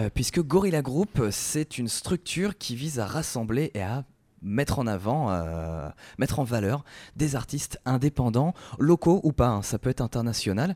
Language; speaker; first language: French; native; French